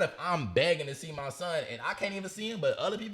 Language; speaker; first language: English; native; English